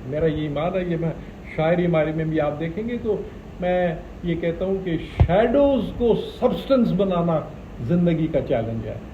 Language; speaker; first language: Urdu; native; Urdu